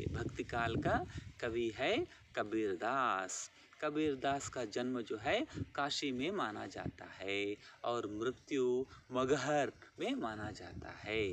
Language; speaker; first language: Hindi; non-native, local second language; Telugu